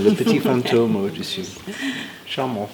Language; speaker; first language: French; non-native, fluent; English